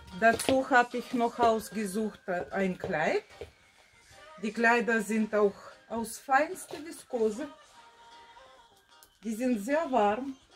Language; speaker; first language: German; non-native, fluent; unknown